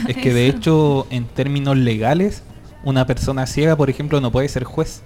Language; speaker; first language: Spanish; native; Spanish